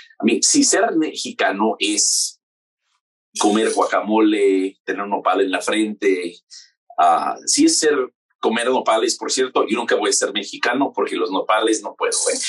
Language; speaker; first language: Spanish; non-native, fluent; English